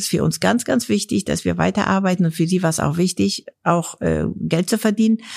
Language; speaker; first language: German; non-native, fluent; Persian